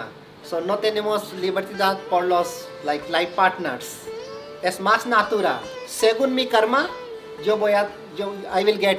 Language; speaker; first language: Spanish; non-native, learner; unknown